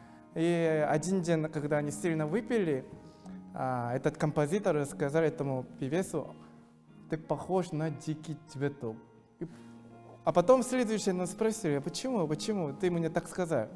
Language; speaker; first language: Russian; non-native, fluent; Korean